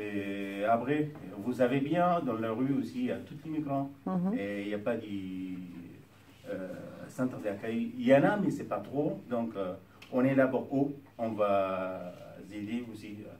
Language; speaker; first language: French; non-native, learner; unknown